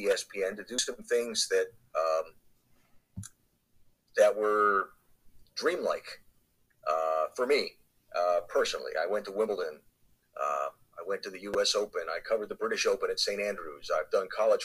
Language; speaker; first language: English; native; English